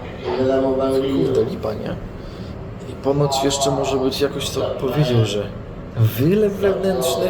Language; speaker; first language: Polish; native; Polish